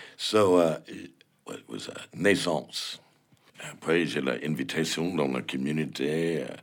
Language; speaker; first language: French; non-native, learner; English